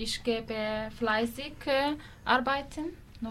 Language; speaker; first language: German; non-native, learner; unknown